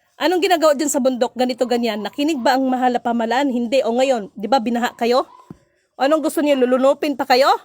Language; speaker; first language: Filipino; non-native, local second language; Cebuano